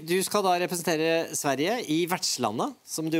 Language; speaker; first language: Norwegian; native; Norwegian